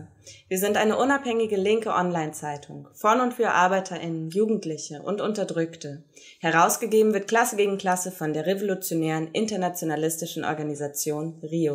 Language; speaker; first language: German; native; German